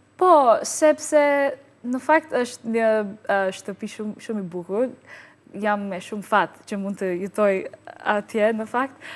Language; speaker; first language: Albanian; non-native, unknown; English